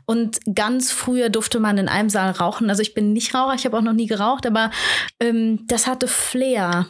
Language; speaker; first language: German; native; German